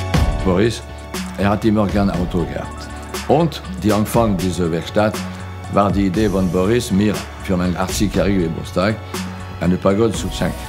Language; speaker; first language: German; non-native, fluent; French